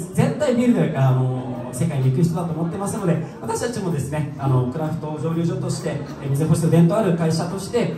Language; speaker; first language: Japanese; native; Japanese